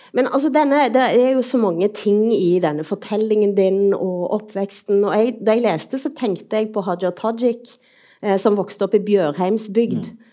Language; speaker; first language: Norwegian; native; Norwegian